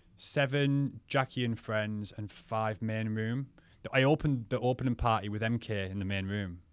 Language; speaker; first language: English; native; English